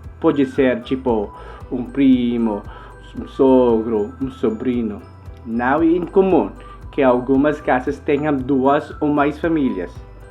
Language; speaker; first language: Portuguese; non-native, learner; Filipino